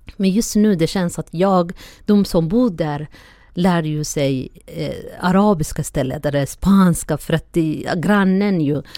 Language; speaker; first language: Swedish; non-native, fluent; Somali